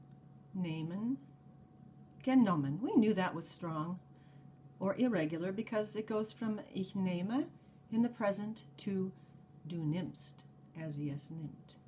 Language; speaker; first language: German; non-native, fluent; English